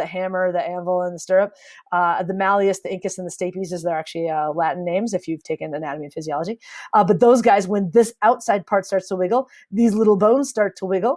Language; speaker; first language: English; native; English